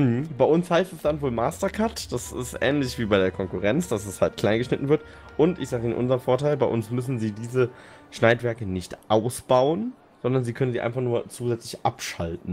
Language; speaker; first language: German; native; German